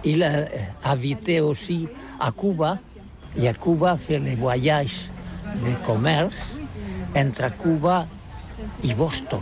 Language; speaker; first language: French; non-native, learner; Catalan